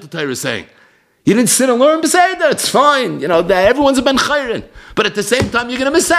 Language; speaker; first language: English; native; English